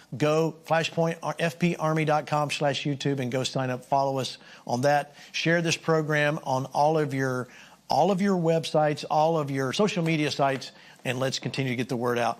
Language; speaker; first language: English; native; English